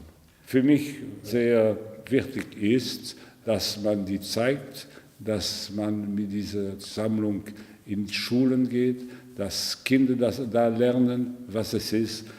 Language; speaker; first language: German; non-native, learner; French